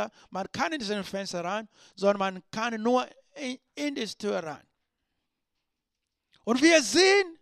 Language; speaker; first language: German; non-native, learner; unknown